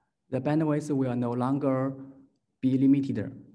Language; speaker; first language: English; non-native, learner; Chinese